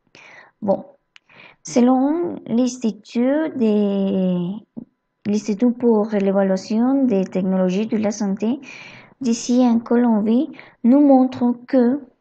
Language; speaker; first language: French; non-native, learner; Spanish